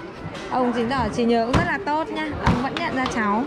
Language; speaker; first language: Vietnamese; native; Vietnamese